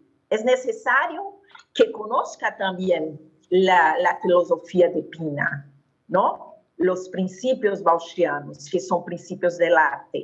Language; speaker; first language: Spanish; non-native, fluent; Portuguese